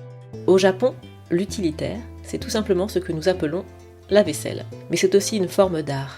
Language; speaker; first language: French; native; French